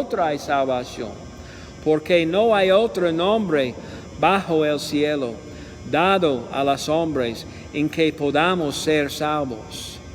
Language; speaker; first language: Spanish; non-native, learner; English